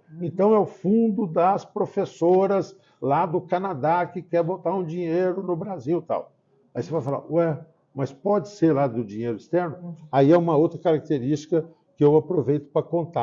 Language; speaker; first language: Portuguese; native; Portuguese